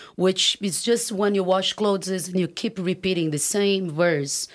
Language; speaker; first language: English; non-native, fluent; Portuguese